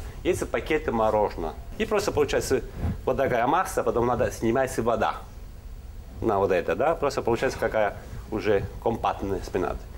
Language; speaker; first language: Russian; non-native, learner; Italian